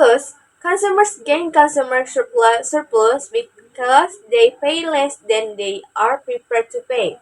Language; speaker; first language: English; non-native, learner; Indonesian